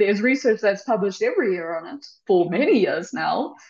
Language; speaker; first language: English; native; English